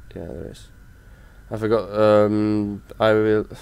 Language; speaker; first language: English; non-native, fluent; Norwegian